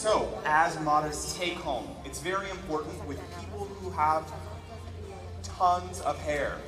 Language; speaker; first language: English; native; English